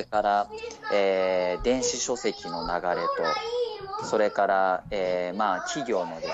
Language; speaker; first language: Japanese; native; Japanese